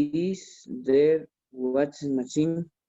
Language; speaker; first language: English; non-native, learner; Spanish